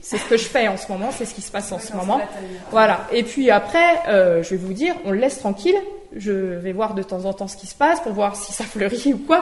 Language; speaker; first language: French; native; French